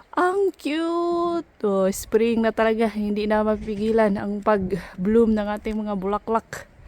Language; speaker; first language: Filipino; non-native, local second language; Cebuano